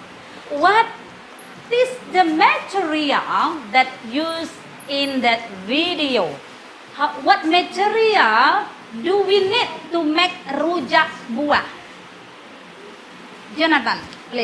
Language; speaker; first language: English; non-native, learner; Indonesian